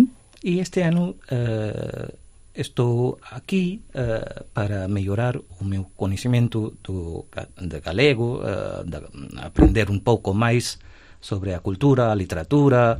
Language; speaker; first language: Galician; non-native, fluent; Hindi